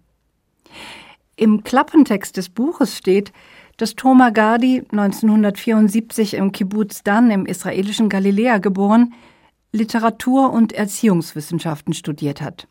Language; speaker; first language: German; native; German